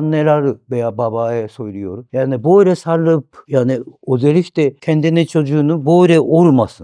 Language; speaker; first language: Turkish; non-native, fluent; Japanese